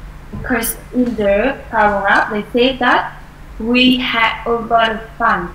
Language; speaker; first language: English; non-native, fluent; Vietnamese